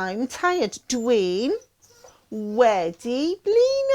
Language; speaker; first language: Welsh; non-native, local second language; English